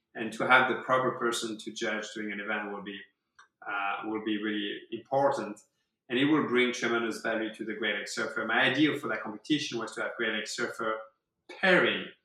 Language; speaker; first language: English; non-native, fluent; French